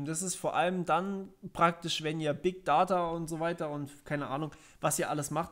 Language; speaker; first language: German; native; German